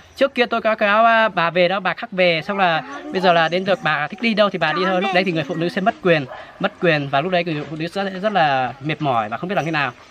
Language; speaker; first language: Vietnamese; non-native, local second language; Hmong